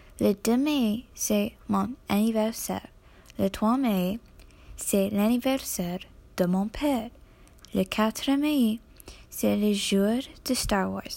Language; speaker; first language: French; non-native, learner; English